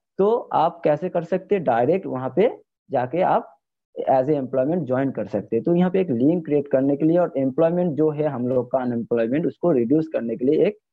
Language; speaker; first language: Hindi; non-native, local second language; Bangla